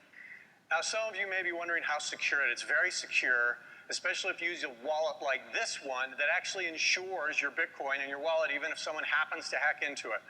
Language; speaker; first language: English; native; English